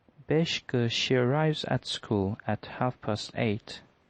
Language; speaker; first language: English; non-native, fluent; Turkish